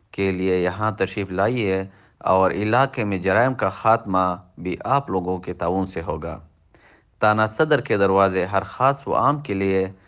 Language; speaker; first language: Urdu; non-native, local second language; Saraiki